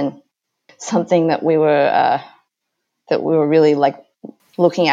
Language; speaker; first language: English; native; English